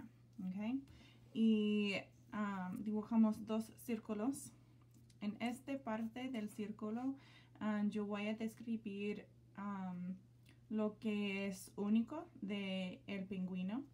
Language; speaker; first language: Spanish; non-native, learner; English